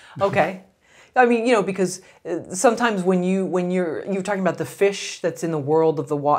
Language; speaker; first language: English; native; English